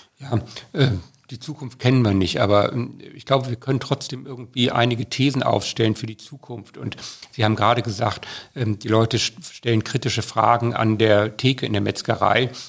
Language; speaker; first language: German; native; German